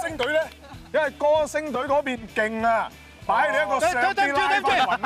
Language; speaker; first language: Chinese; non-native, local second language; Cantonese